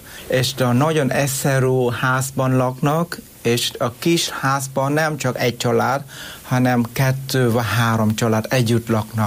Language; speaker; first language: Hungarian; non-native, learner; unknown